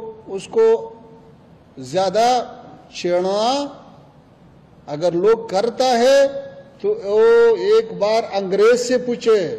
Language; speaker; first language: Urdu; non-native, fluent; Pashto